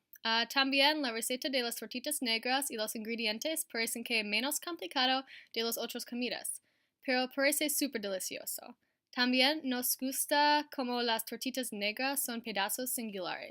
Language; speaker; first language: Spanish; non-native, learner; English